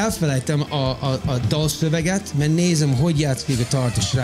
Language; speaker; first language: Hungarian; early bilingual, heritage; Hungarian